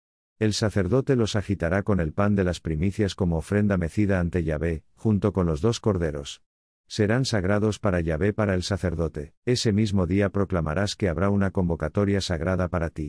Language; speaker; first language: Spanish; native; Spanish